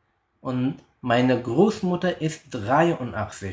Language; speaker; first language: German; non-native, fluent; Pashto